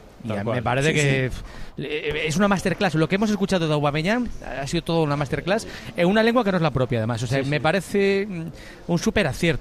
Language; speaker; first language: Spanish; native; Spanish